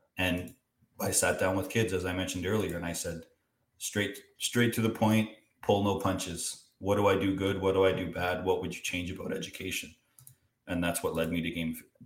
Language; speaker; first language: English; native; English